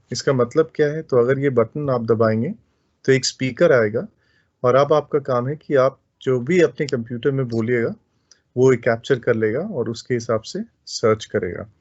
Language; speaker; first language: Hindi; native; Hindi